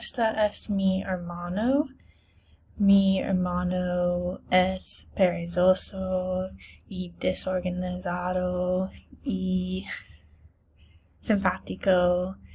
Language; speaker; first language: Spanish; non-native, learner; English